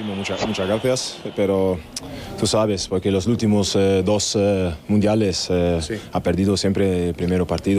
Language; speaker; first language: Spanish; non-native, fluent; German